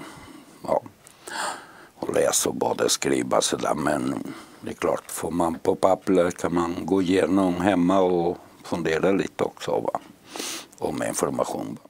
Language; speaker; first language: Swedish; non-native, fluent; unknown